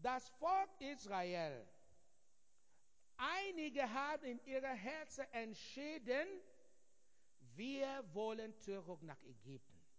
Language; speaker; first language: German; non-native, fluent; Igbo